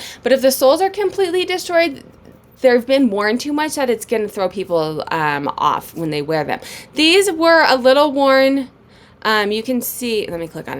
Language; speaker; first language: English; native; English